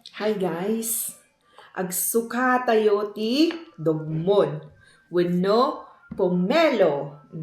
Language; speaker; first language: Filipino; non-native, local second language; Iloko